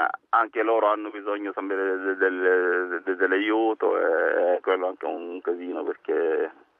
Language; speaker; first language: Italian; non-native, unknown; Arabic